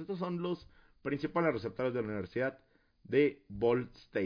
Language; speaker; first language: Spanish; native; Spanish